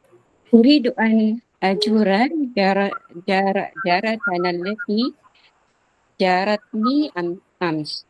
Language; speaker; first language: Arabic; non-native, learner; Filipino